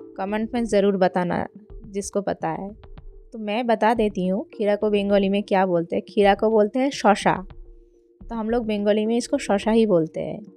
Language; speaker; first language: Hindi; non-native, local second language; Bangla